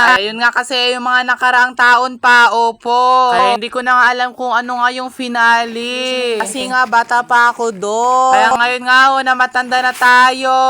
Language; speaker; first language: Filipino; non-native, local second language; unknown